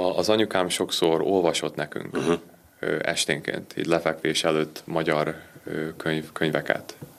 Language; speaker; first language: Hungarian; early bilingual, heritage; Hungarian